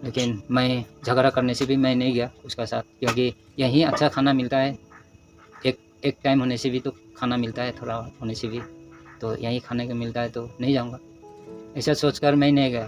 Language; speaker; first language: Hindi; non-native, local second language; Nepali